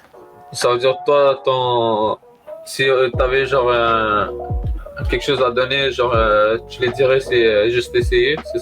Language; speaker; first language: French; native; French